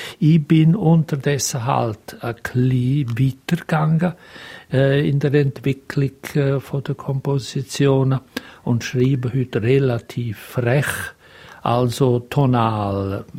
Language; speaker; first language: German; non-native, local second language; Romansh